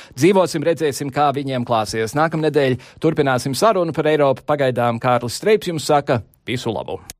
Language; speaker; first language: Latvian; early bilingual, heritage; Latvian